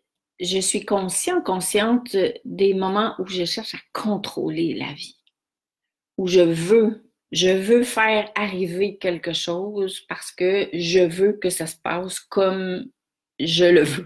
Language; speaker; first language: French; native; French